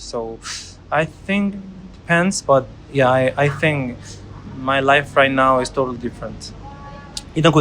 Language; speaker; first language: English; non-native, learner; Korean